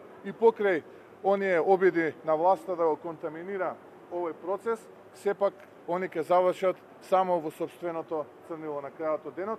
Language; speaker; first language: Macedonian; native; Macedonian